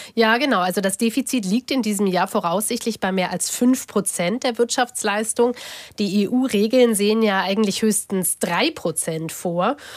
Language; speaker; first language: German; native; German